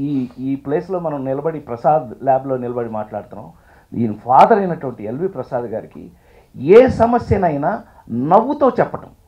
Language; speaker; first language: Telugu; native; Telugu